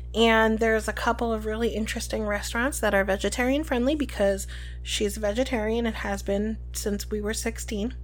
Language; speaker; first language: English; early bilingual, other home language; Spanish